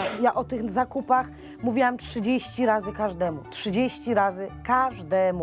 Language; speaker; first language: Polish; native; Polish